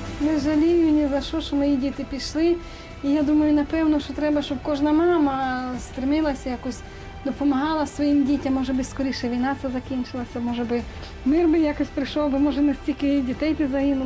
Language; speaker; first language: Ukrainian; native; Ukrainian